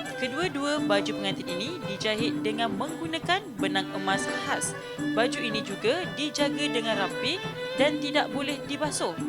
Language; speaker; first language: Malay; native; Malay